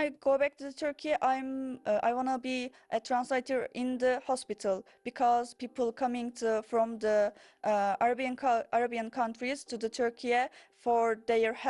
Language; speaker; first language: English; non-native, learner; Turkish